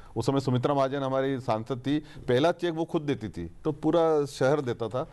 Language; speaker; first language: Hindi; native; Hindi